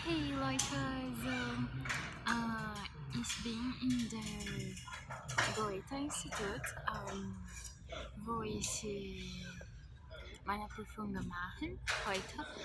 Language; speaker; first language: German; non-native, learner; Portuguese